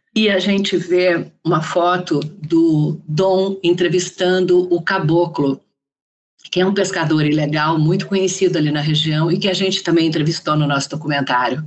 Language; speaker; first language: Portuguese; native; Portuguese